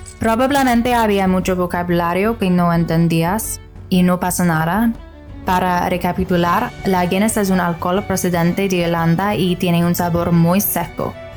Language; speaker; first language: Spanish; non-native, fluent; English